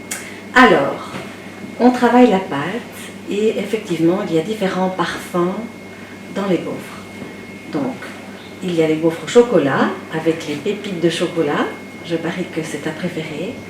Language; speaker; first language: French; native; French